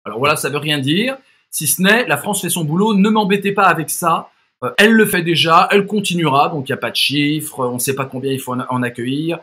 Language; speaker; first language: French; native; French